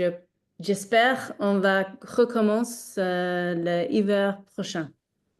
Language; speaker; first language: French; non-native, learner; English